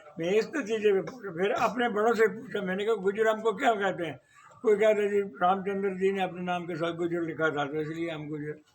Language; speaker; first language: Urdu; non-native, local second language; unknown